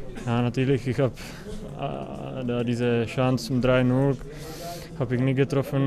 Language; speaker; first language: German; non-native, learner; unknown